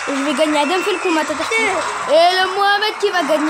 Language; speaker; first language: French; native; French